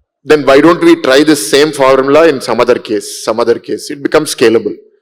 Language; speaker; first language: English; non-native, local second language; Telugu